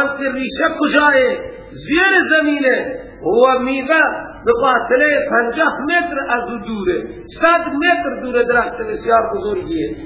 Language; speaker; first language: Persian; native; Persian